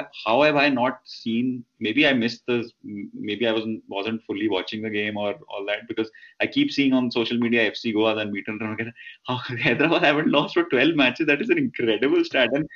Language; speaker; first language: English; non-native, local second language; Hindi